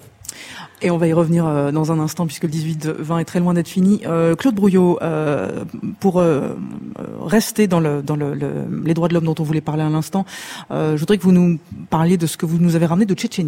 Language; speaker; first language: French; native; French